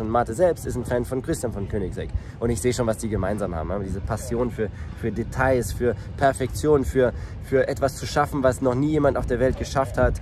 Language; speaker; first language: German; early bilingual, heritage; German